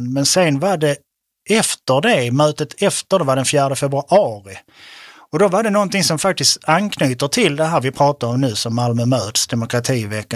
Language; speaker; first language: Swedish; native; Swedish